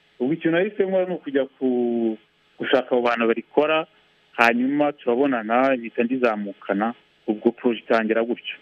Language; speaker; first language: Kinyarwanda; early bilingual, heritage; Kinyarwanda